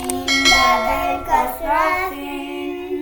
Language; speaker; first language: Arabic; non-native, learner; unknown